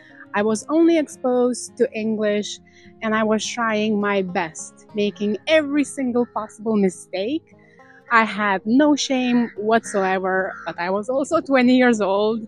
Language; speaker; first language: English; non-native, fluent; Lithuanian